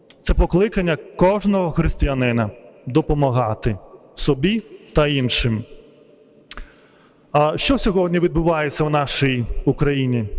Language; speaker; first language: Ukrainian; non-native, fluent; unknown